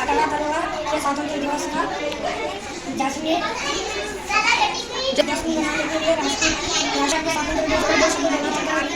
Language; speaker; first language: Hindi; non-native, local second language; Kannada